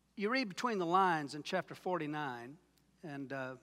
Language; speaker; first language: English; native; English